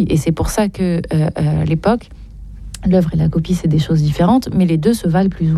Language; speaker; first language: French; native; French